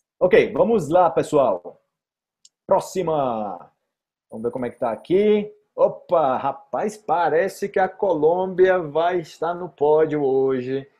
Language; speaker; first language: Portuguese; native; Portuguese